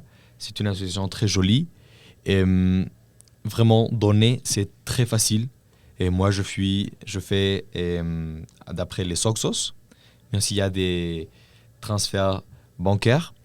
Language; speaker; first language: French; non-native, fluent; Spanish